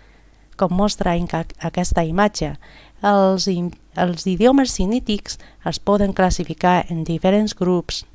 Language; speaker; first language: Catalan; non-native, fluent; Chinese